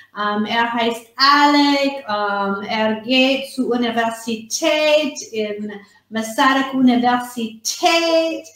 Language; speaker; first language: German; non-native, learner; English